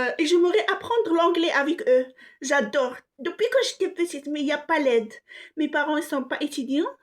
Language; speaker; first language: French; non-native, local second language; Arabic